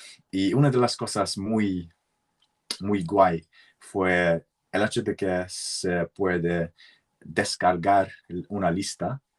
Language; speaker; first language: Spanish; non-native, learner; English